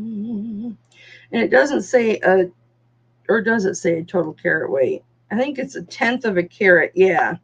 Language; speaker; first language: English; native; English